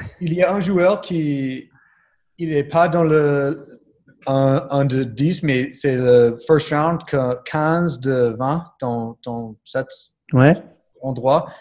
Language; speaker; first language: French; non-native, learner; English